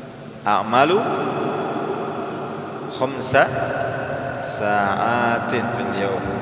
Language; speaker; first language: Arabic; non-native, fluent; Indonesian